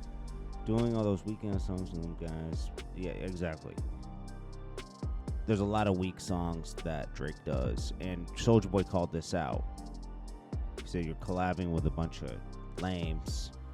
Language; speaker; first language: English; native; English